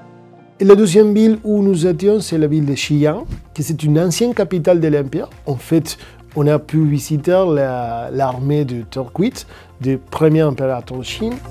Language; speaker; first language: French; non-native, fluent; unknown